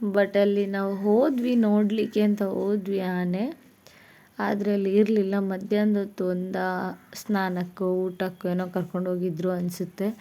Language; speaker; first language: Kannada; non-native, local second language; Tulu